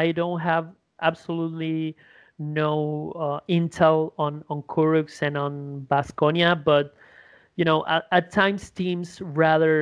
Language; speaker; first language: English; non-native, fluent; Spanish